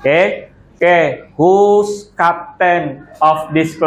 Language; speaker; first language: English; non-native, learner; Indonesian